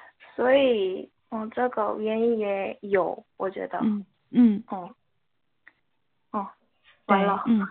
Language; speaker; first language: Chinese; non-native, learner; Korean